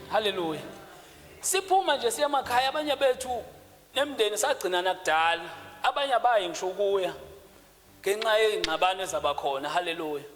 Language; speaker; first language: Zulu; native; Zulu